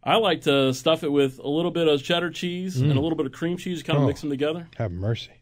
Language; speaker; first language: English; native; English